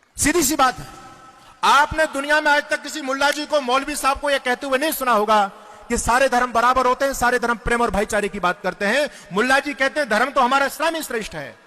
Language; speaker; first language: Hindi; native; Hindi